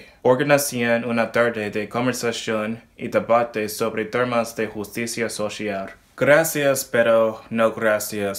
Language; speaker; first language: Spanish; non-native, learner; English